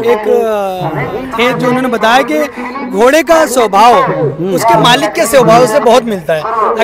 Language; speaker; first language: Hindi; native; Hindi